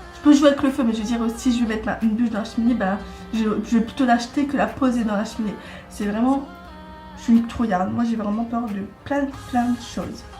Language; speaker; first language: French; native; French